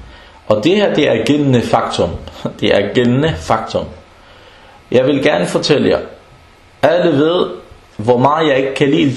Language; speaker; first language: Danish; non-native, local second language; Arabic